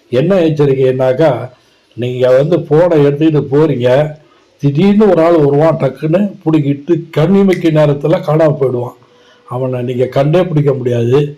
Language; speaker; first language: Tamil; native; Tamil